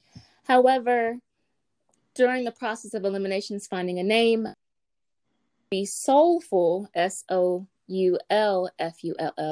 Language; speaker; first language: English; native; English